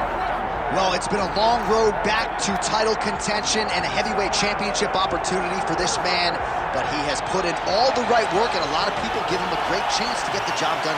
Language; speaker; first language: English; native; English